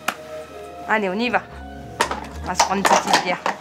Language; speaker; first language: French; native; French